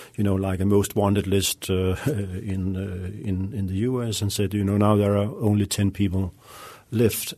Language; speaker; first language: English; non-native, fluent; Danish